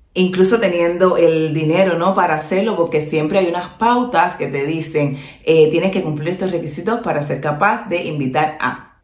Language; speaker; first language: Spanish; native; Spanish